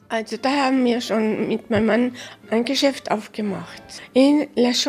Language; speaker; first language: German; early bilingual, heritage; German